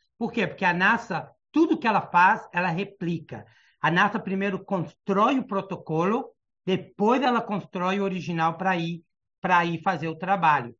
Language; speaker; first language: Portuguese; early bilingual, heritage; Portuguese